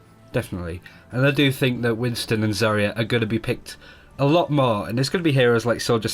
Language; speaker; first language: English; native; English